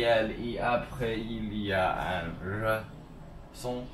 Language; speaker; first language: French; non-native, learner; English